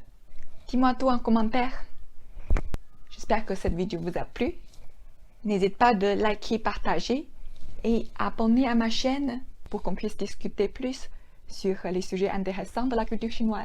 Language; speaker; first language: French; non-native, fluent; Chinese